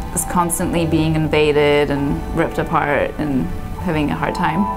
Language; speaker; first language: English; non-native, fluent; Polish